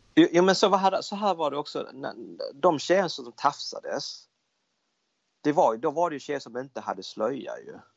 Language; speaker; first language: Swedish; early bilingual, other home language; Cantonese